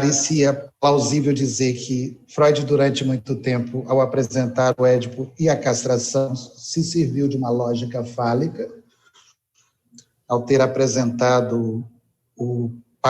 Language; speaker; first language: Portuguese; native; Portuguese